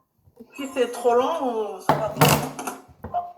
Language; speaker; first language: French; non-native, learner; Japanese